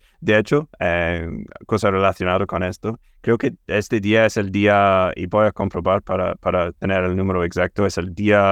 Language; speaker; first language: Spanish; non-native, fluent; English